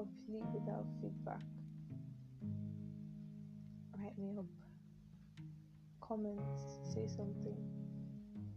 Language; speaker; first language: English; non-native, local second language; Yoruba